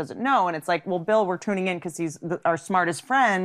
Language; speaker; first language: English; native; English